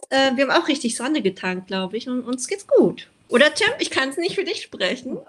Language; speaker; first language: German; early bilingual, other home language; Vietnamese